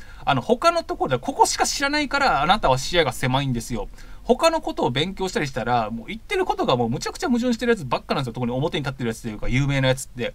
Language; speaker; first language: Japanese; native; Japanese